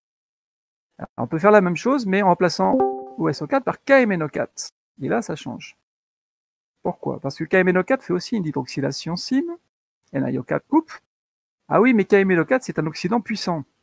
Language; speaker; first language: French; native; French